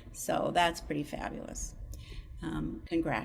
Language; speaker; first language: English; native; English